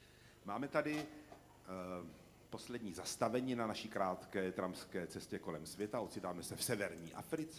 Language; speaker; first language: Czech; native; Czech